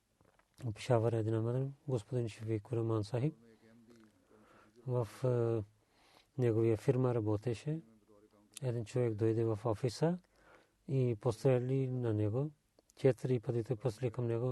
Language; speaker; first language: Bulgarian; non-native, learner; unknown